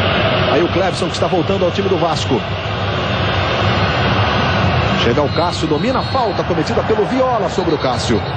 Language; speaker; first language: Portuguese; native; Portuguese